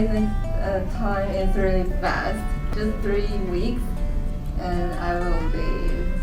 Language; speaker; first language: English; non-native, learner; Chinese